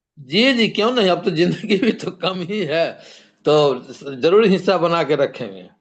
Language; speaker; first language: Hindi; native; Hindi